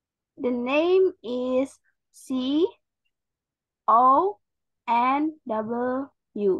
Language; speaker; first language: English; non-native, learner; Indonesian